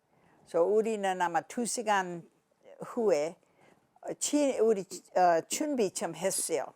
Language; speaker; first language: Korean; early bilingual, heritage; English